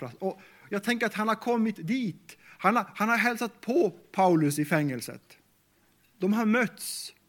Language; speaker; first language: Swedish; non-native, local second language; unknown